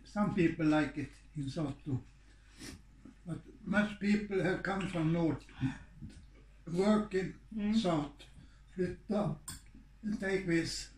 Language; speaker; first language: English; non-native, learner; Swedish